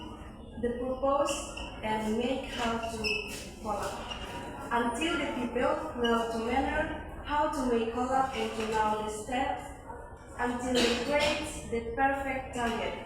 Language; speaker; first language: English; non-native, learner; Indonesian